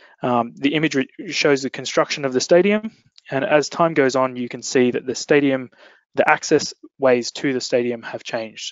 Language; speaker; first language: English; native; English